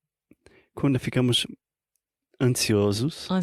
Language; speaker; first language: Portuguese; non-native, fluent; English